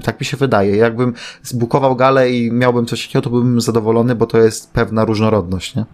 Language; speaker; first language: Polish; native; Polish